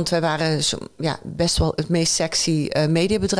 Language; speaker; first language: Dutch; native; Dutch